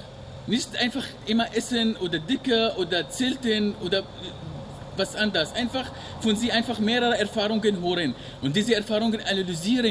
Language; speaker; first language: German; non-native, learner; Arabic